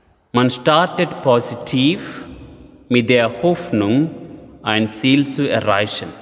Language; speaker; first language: German; non-native, fluent; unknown